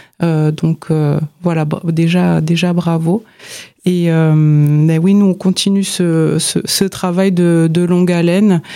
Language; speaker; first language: French; native; French